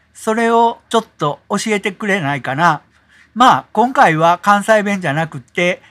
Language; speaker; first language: Japanese; native; Japanese